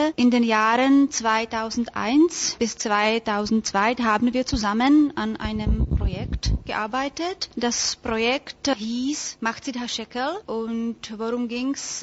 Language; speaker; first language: German; non-native, fluent; Czech